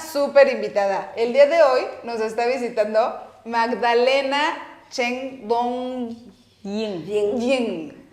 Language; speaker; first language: Spanish; native; Spanish